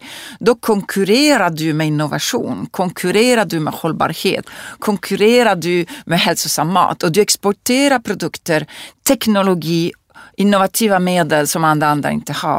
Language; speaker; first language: Swedish; non-native, fluent; Italian